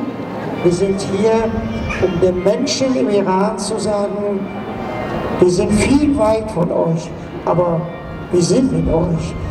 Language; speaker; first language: German; non-native, fluent; Persian